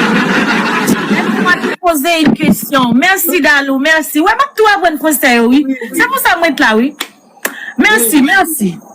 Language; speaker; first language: French; non-native, learner; Haitian Creole